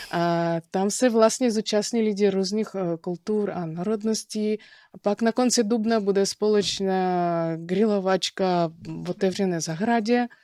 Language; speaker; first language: Czech; non-native, fluent; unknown